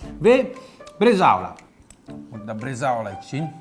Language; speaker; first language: Turkish; non-native, learner; Italian